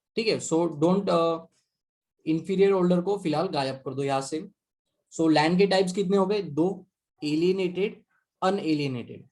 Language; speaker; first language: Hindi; non-native, local second language; Marathi